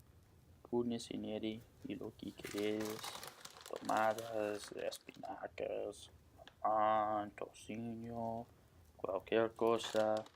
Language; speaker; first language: Spanish; non-native, learner; English